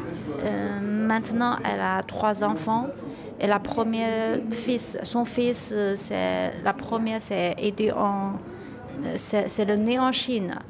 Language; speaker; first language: French; non-native, learner; Chinese